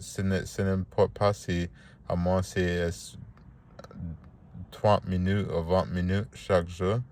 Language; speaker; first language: French; non-native, learner; Spanish